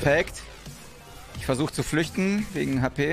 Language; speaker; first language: German; native; German